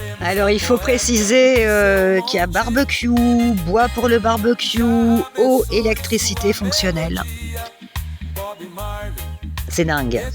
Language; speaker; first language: French; native; French